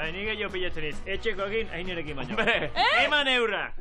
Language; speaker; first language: Basque; native; Basque